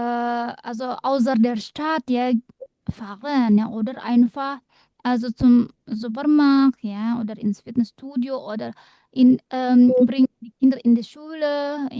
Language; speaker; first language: German; non-native, learner; Indonesian